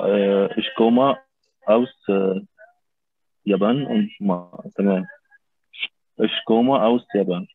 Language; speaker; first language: German; non-native, learner; Arabic